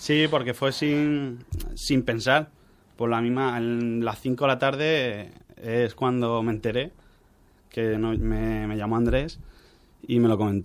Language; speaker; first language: Spanish; native; Spanish